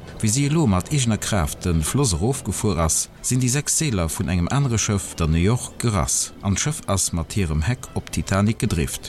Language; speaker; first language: Luxembourgish; native; Luxembourgish